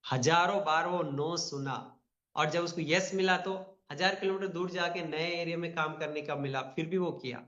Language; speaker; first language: Hindi; non-native, local second language; Telugu